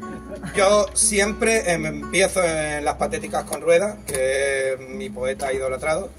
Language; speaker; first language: Spanish; native; Spanish